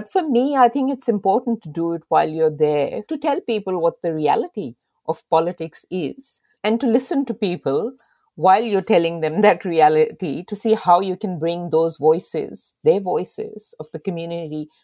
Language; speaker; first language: English; non-native, local second language; Urdu